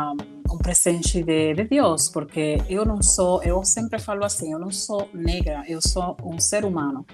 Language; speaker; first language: Portuguese; non-native, fluent; Spanish